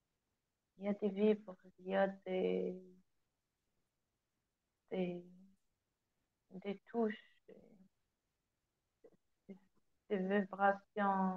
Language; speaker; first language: French; non-native, learner; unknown